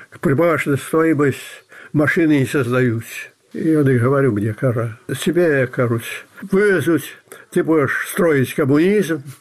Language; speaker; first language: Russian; non-native, fluent; Belarusian